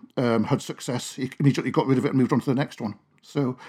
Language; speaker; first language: English; native; English